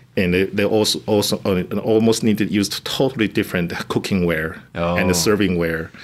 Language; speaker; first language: English; non-native, fluent; Chinese